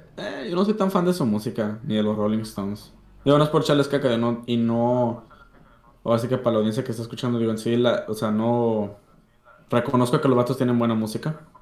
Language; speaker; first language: Spanish; native; Spanish